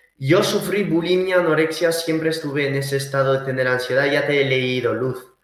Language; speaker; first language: Spanish; early bilingual, heritage; Spanish